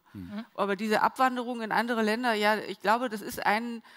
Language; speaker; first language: German; native; German